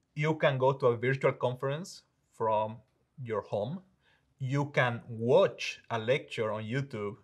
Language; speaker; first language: English; non-native, fluent; Spanish